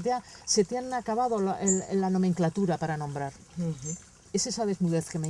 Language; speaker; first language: Spanish; native; Spanish